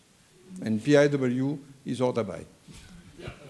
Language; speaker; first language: German; non-native, fluent; French